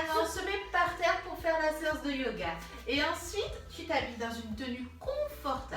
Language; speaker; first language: French; native; French